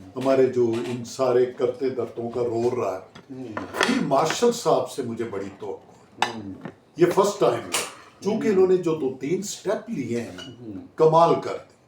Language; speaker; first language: Urdu; non-native, local second language; Punjabi